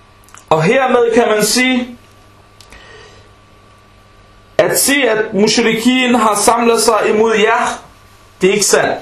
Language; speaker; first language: Danish; early bilingual, other home language; Arabic